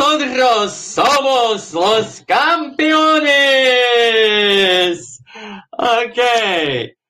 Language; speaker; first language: Spanish; non-native, fluent; English